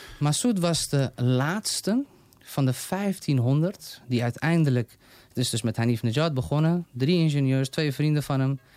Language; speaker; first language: Dutch; non-native, fluent; Persian